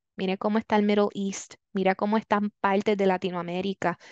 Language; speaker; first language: Spanish; native; Spanish